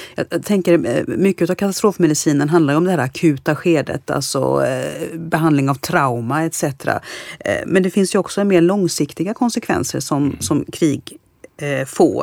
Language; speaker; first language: Swedish; native; Swedish